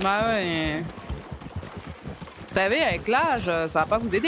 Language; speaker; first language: French; native; French